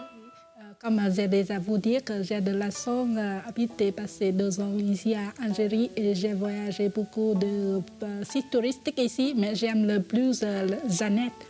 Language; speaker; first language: French; non-native, fluent; Vietnamese